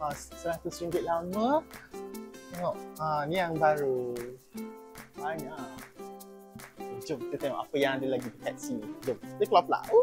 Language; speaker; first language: Malay; native; Malay